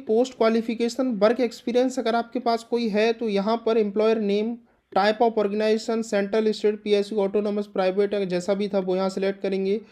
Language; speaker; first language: Hindi; native; Hindi